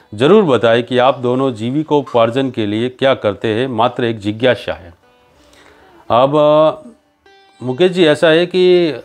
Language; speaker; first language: Hindi; native; Hindi